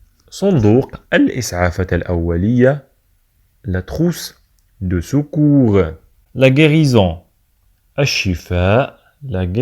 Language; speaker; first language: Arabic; native; Arabic